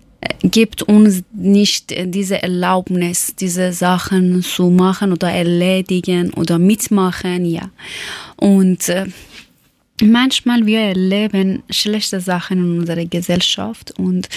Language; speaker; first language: German; non-native, learner; Persian